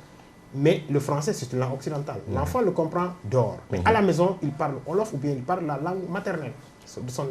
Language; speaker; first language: French; non-native, local second language; Wolof